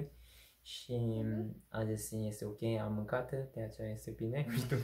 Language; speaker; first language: Romanian; non-native, learner; Korean